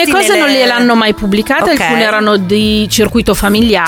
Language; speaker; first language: Italian; native; Italian